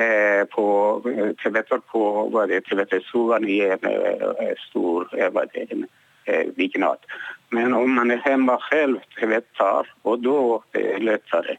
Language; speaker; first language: Swedish; non-native, learner; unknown